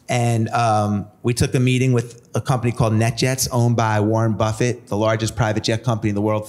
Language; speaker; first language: English; native; English